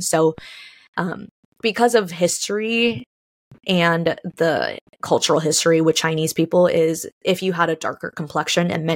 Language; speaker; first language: English; early bilingual, other home language; Chinese